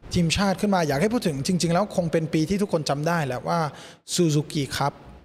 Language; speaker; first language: Thai; early bilingual, other home language; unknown